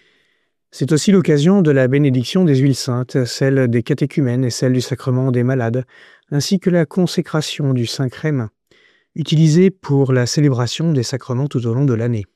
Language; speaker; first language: French; native; French